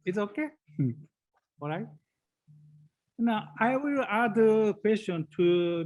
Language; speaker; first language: English; non-native, learner; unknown